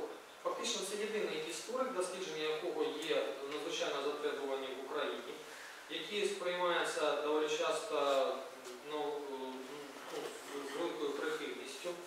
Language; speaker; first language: Ukrainian; native; Ukrainian